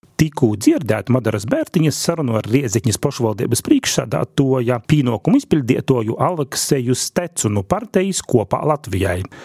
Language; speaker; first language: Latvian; native; Latvian